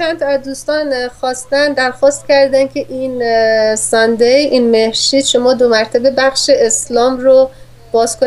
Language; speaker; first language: Persian; native; Persian